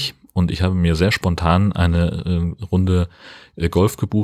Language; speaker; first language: German; native; German